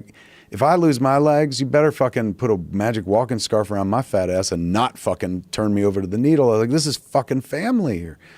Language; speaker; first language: English; native; English